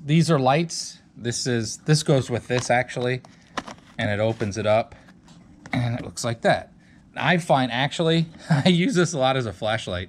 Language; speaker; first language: English; native; English